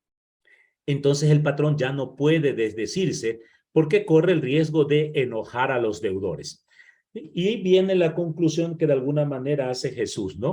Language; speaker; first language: Spanish; native; Spanish